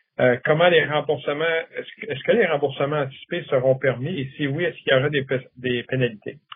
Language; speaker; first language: French; native; French